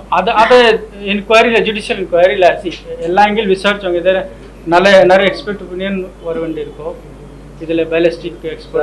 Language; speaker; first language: Tamil; non-native, local second language; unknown